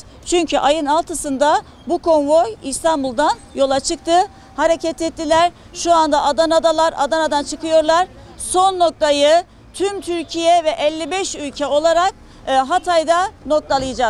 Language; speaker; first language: Turkish; native; Turkish